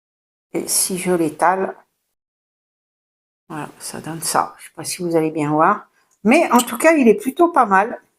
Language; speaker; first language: French; native; French